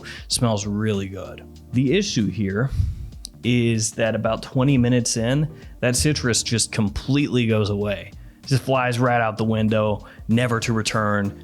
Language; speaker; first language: English; native; English